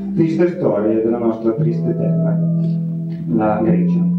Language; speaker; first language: Italian; native; Italian